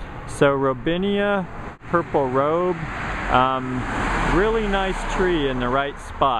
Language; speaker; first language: English; native; English